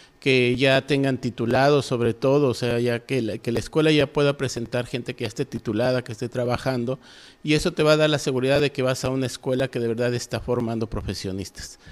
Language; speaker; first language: Spanish; native; Spanish